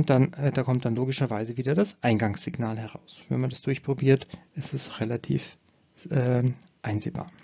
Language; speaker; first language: German; native; German